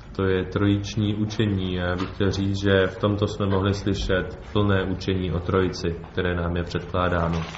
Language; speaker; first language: Czech; native; Czech